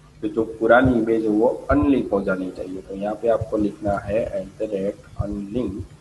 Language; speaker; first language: Hindi; non-native, local second language; Gujarati